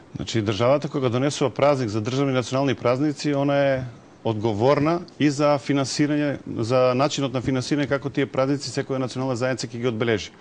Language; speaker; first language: Macedonian; non-native, local second language; Serbian